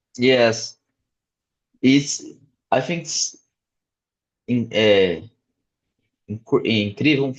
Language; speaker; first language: English; non-native, learner; Portuguese